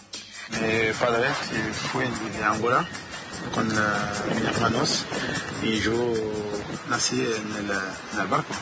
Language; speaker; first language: Spanish; non-native, learner; French